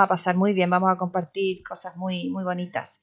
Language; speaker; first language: Spanish; native; Spanish